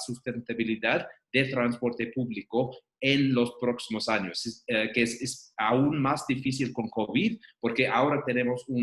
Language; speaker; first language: Spanish; non-native, fluent; English